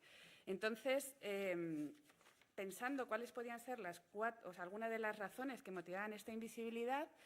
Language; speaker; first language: Spanish; native; Spanish